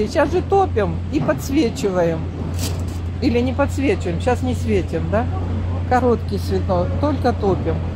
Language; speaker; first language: Russian; native; Russian